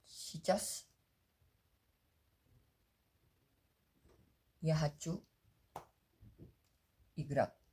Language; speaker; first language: Russian; non-native, learner; Indonesian